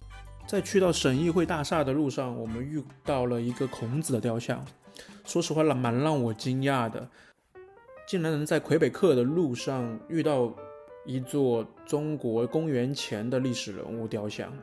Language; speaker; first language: Chinese; native; Chinese